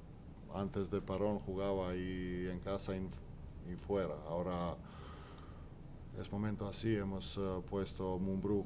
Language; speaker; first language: Spanish; non-native, fluent; Croatian